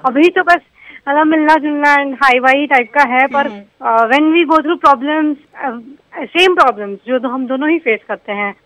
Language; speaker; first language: Hindi; non-native, local second language; Odia